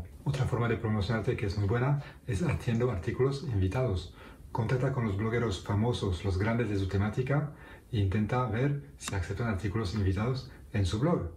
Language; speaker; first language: Spanish; non-native, fluent; French